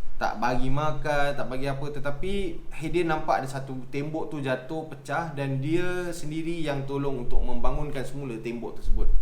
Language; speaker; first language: Malay; native; Malay